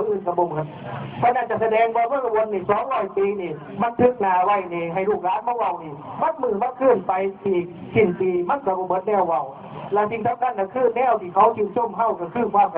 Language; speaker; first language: Thai; non-native, local second language; Lao